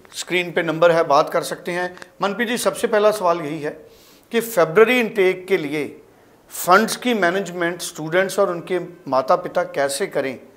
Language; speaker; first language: Hindi; non-native, local second language; Punjabi